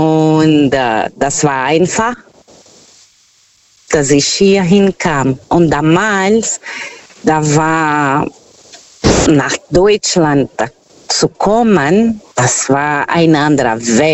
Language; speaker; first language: German; non-native, fluent; Portuguese